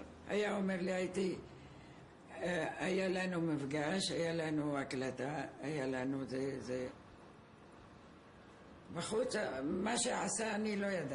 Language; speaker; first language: Hebrew; non-native, fluent; Arabic